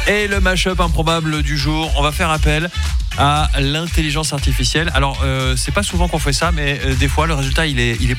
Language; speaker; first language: French; native; French